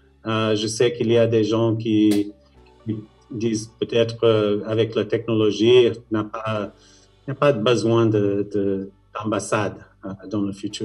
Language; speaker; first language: French; non-native, fluent; English